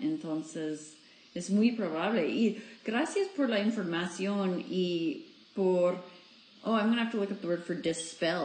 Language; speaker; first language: Spanish; non-native, fluent; English